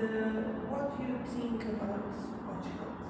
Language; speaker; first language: English; non-native, learner; Portuguese